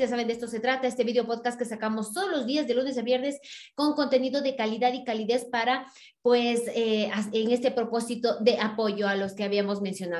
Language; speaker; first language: Spanish; native; Spanish